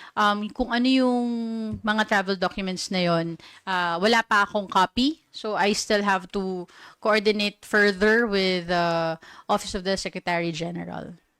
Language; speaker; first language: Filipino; native; Filipino